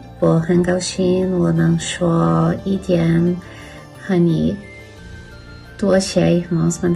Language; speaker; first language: Chinese; non-native, learner; Portuguese